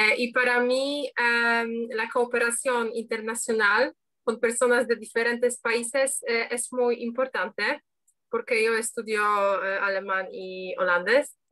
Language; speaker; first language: Spanish; non-native, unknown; Polish